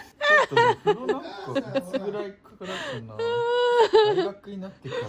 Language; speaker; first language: Japanese; native; Japanese